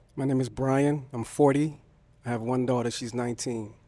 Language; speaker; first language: English; native; English